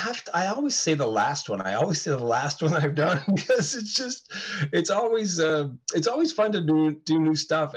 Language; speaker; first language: English; native; English